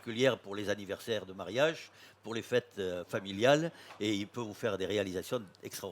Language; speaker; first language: French; native; French